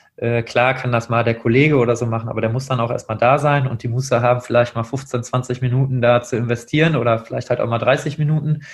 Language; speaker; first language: German; native; German